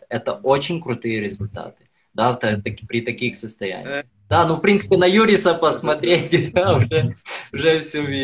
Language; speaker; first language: Russian; native; Russian